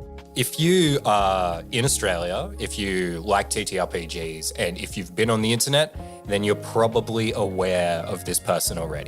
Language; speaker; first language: English; native; English